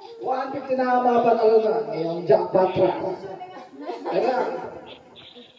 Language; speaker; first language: Filipino; native; Filipino